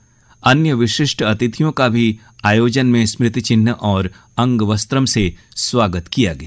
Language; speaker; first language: Hindi; native; Hindi